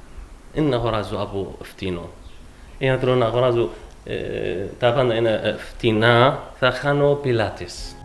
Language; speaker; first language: Greek; non-native, learner; Arabic